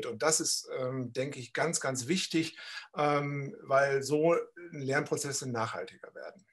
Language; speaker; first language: German; native; German